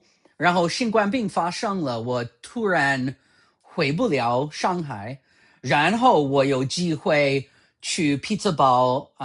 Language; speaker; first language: Chinese; non-native, fluent; English